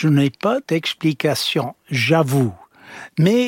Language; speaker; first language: French; non-native, fluent; English